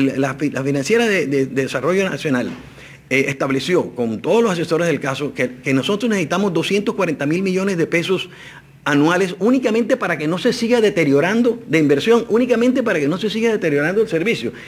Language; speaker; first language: Spanish; native; Spanish